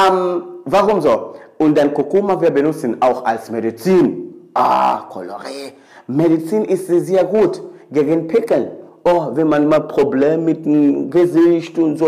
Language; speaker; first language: German; non-native, fluent; Swahili